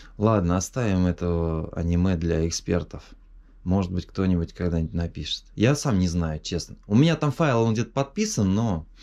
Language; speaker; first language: Russian; native; Russian